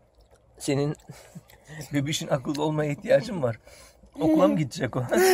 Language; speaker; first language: Turkish; native; Turkish